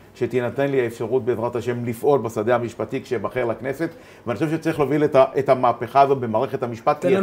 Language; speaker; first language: Hebrew; native; Hebrew